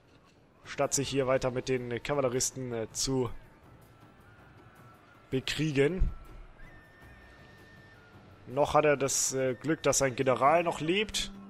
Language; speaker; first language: German; native; German